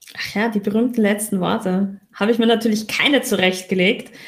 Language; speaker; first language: German; native; German